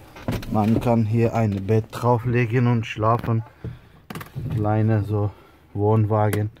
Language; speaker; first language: German; non-native, learner; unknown